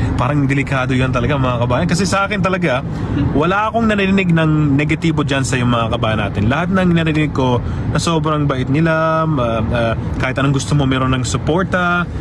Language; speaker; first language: Filipino; early bilingual, heritage; Arabic